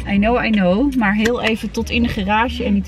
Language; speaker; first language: Dutch; native; Dutch